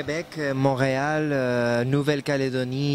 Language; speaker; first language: French; non-native, learner; Spanish